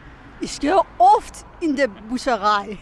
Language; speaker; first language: German; non-native, fluent; Persian